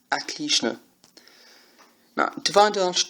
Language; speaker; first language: Russian; non-native, learner; English